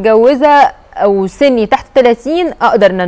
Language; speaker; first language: Arabic; native; Arabic